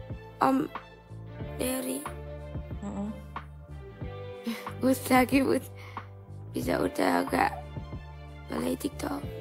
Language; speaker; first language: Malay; non-native, learner; Vietnamese